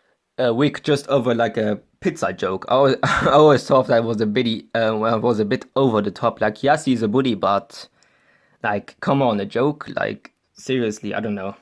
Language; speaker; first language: English; non-native, fluent; German